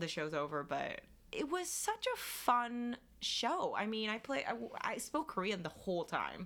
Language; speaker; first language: English; non-native, fluent; Korean